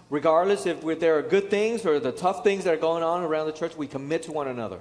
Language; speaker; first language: English; early bilingual, other home language; Vietnamese